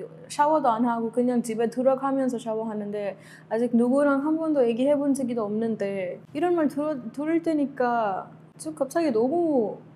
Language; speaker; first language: Korean; non-native, learner; Kannada